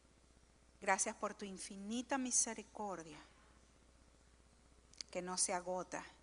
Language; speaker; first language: Spanish; native; Spanish